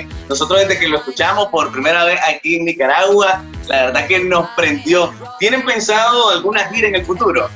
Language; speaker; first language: Spanish; native; Spanish